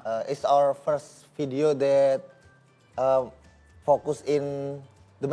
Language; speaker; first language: English; non-native, learner; Indonesian